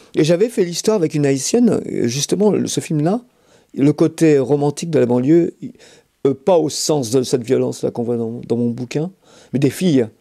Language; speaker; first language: French; native; French